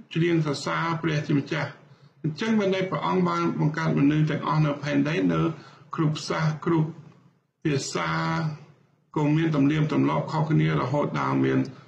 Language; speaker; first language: Khmer; non-native, fluent; English